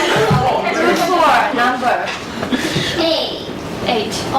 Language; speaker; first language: English; non-native, learner; Chinese